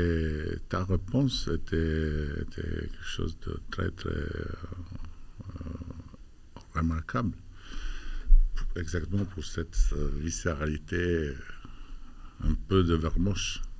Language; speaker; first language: French; non-native, fluent; Albanian